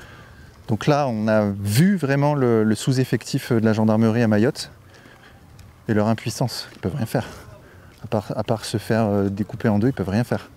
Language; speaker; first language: French; native; French